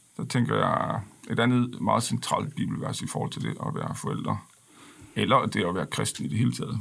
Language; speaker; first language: Danish; non-native, local second language; Faroese